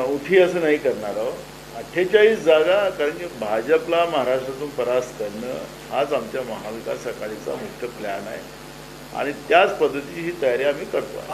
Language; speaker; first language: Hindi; non-native, local second language; Marathi